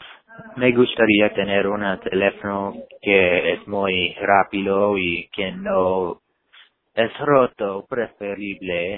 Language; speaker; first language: Spanish; non-native, learner; English